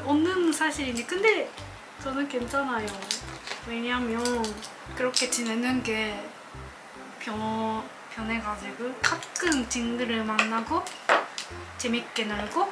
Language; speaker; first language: Korean; non-native, learner; Japanese